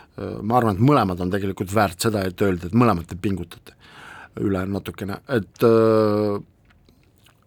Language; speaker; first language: Estonian; non-native, local second language; Russian